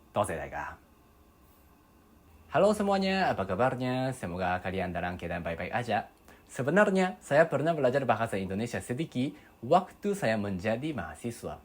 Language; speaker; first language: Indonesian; non-native, learner; Japanese